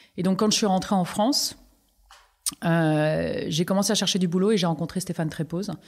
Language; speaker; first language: French; native; French